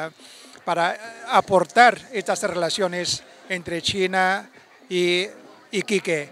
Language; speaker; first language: Spanish; non-native, fluent; Chinese